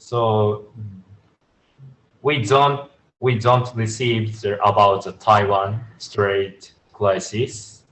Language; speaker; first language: English; non-native, learner; Japanese